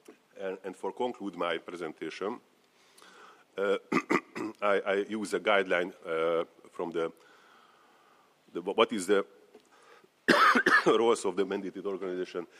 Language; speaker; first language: English; non-native, fluent; Hungarian